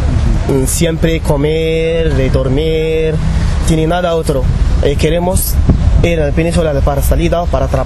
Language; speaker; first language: Spanish; non-native, learner; Arabic